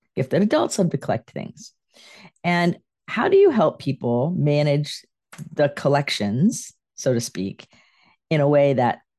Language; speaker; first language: English; native; English